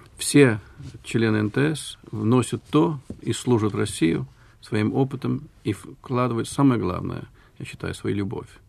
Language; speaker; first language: Russian; early bilingual, heritage; Russian